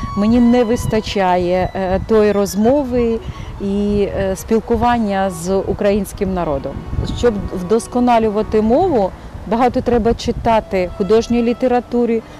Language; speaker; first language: Ukrainian; non-native, fluent; Abkhazian